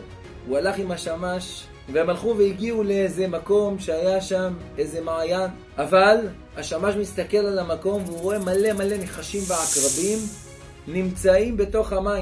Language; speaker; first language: Hebrew; native; Hebrew